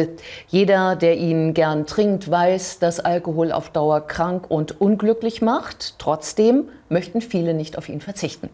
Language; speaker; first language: German; native; German